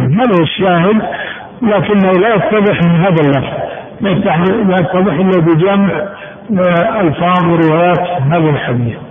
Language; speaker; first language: Arabic; native; Arabic